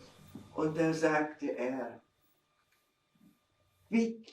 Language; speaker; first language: German; non-native, fluent; Czech